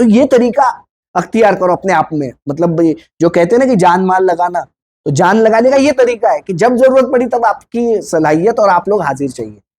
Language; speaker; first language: Hindi; native; Hindi